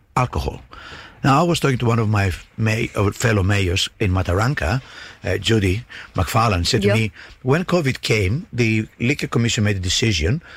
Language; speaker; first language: English; non-native, fluent; Greek